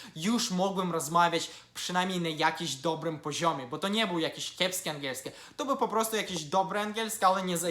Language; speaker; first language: Polish; non-native, fluent; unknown